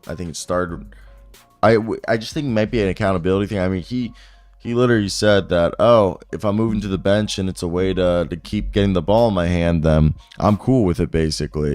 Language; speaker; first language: English; native; English